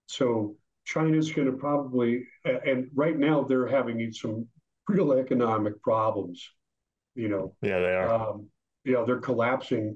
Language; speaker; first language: English; native; English